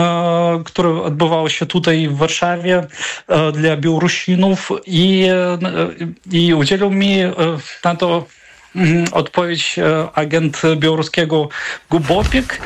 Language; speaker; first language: Polish; non-native, fluent; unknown